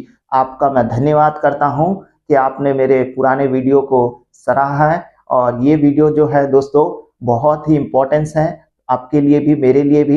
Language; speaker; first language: Hindi; non-native, local second language; Odia